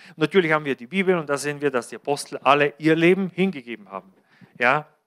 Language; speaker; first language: German; non-native, fluent; Bulgarian